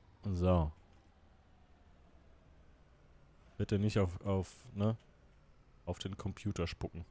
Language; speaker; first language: German; native; German